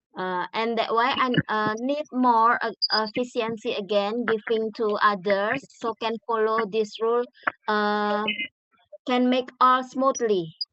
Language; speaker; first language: English; non-native, learner; Indonesian